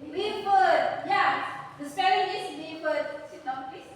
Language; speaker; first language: English; non-native, learner; Indonesian